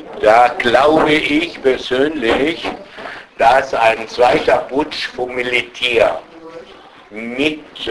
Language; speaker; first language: German; non-native, fluent; Arabic